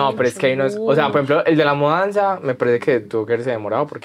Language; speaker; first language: Spanish; native; Spanish